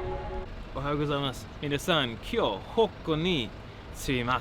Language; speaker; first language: Japanese; non-native, learner; English